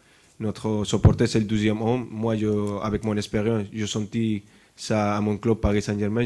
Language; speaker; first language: French; non-native, fluent; Spanish